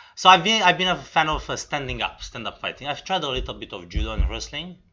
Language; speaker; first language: English; non-native, fluent; Romanian